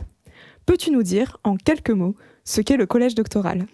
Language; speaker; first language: French; native; French